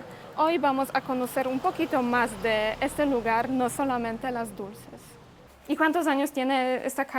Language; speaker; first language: Spanish; non-native, fluent; Polish